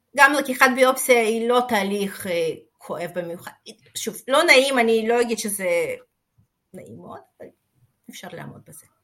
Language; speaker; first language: Hebrew; non-native, fluent; Russian